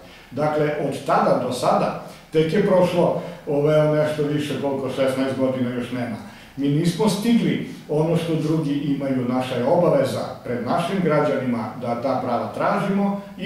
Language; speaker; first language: Serbian; native; Serbian